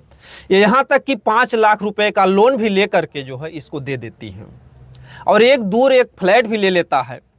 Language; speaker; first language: Hindi; native; Hindi